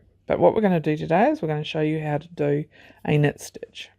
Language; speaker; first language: English; native; English